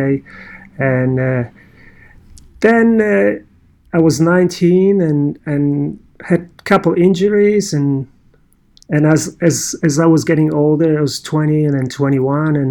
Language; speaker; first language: English; non-native, fluent; Polish